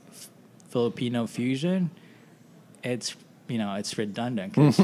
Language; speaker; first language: English; non-native, local second language; Filipino